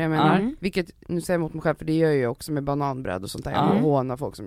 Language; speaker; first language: Swedish; native; Swedish